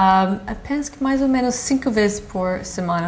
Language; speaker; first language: Portuguese; early bilingual, heritage; Portuguese